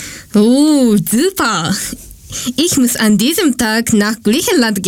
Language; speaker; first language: German; non-native, learner; Japanese